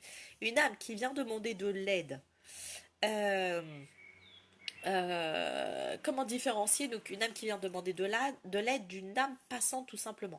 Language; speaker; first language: French; native; French